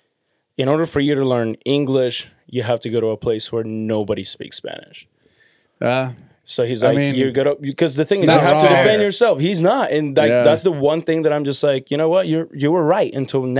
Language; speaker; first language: English; non-native, fluent; Spanish